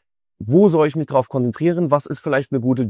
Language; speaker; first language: German; native; German